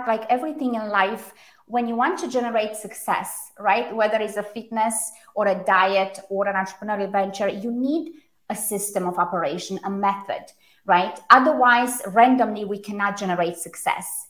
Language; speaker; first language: English; non-native, fluent; Romanian